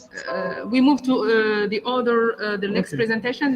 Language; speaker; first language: English; non-native, learner; Arabic